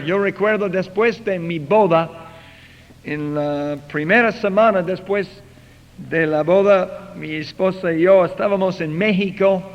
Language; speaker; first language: Spanish; non-native, fluent; English